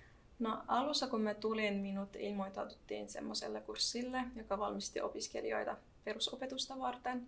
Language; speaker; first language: Finnish; non-native, fluent; Arabic